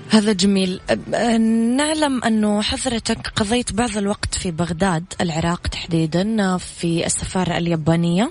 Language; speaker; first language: Arabic; native; Arabic